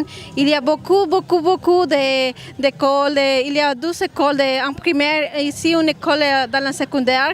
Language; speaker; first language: French; non-native, learner; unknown